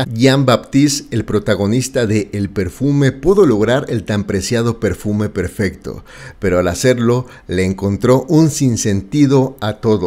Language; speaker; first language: Spanish; native; Spanish